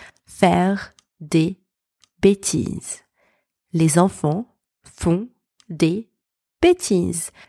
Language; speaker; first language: French; native; French